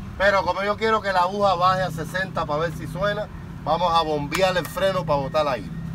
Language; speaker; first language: Spanish; native; Spanish